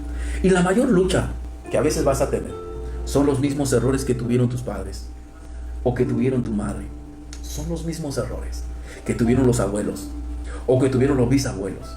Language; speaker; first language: Spanish; native; Spanish